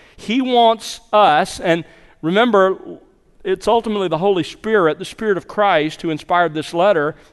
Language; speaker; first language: English; native; English